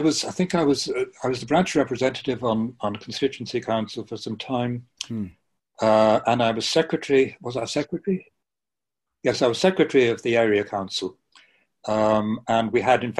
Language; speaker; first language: English; native; English